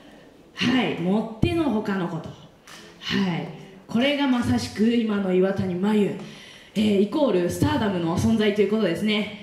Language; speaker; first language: Japanese; native; Japanese